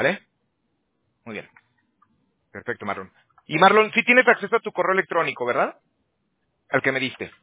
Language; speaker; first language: Spanish; native; Spanish